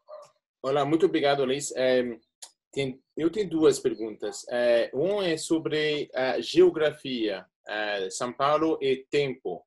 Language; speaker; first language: Portuguese; non-native, fluent; English